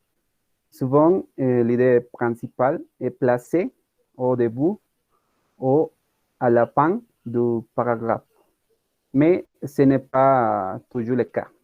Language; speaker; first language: French; non-native, learner; Spanish